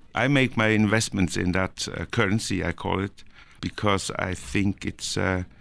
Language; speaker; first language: English; non-native, fluent; Norwegian